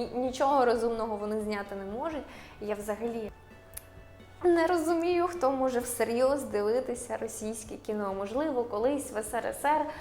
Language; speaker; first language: Ukrainian; non-native, local second language; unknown